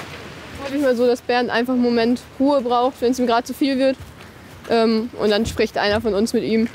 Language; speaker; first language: German; native; German